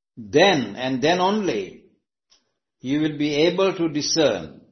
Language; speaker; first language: English; non-native, local second language; Gujarati